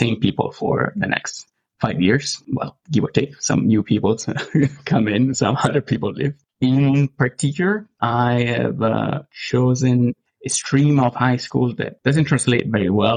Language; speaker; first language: English; non-native, fluent; Italian